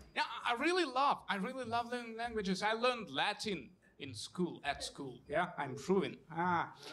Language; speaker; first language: English; non-native, fluent; Russian